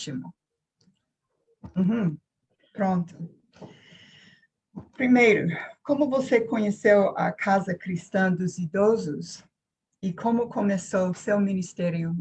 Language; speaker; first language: Portuguese; non-native, fluent; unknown